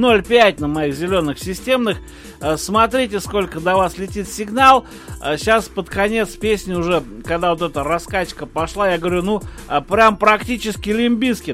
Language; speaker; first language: Russian; native; Russian